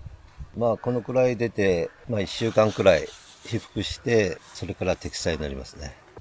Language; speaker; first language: Japanese; native; Japanese